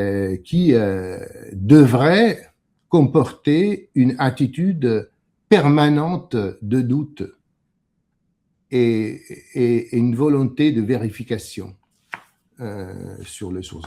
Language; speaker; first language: French; non-native, fluent; Italian